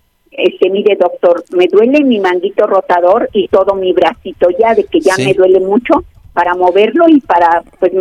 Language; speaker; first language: Spanish; native; Spanish